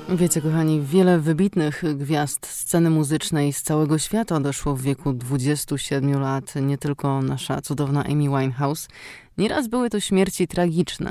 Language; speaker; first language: Polish; native; Polish